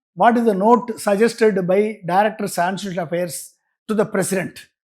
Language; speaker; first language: English; non-native, local second language; Tamil